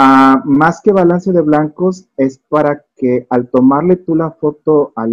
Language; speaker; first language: Spanish; native; Spanish